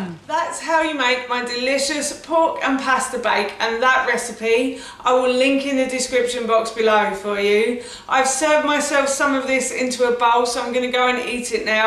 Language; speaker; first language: English; native; English